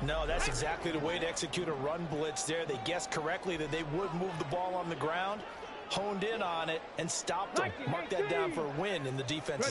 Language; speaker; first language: English; native; English